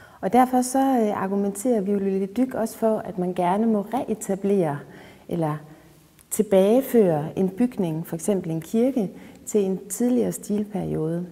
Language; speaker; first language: Danish; native; Danish